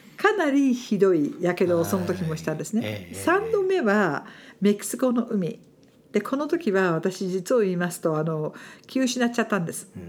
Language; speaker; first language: Japanese; non-native, fluent; English